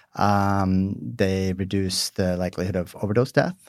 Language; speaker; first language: English; early bilingual, other home language; Swedish